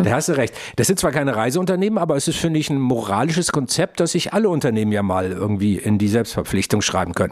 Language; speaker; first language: German; native; German